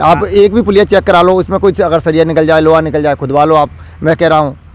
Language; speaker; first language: Hindi; native; Hindi